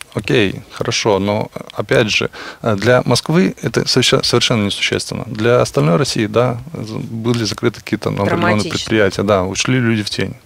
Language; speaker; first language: Russian; native; Russian